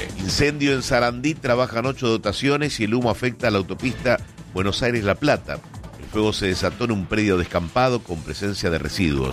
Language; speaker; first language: Spanish; native; Spanish